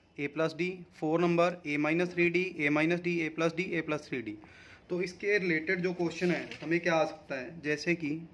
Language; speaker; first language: Hindi; non-native, local second language; Punjabi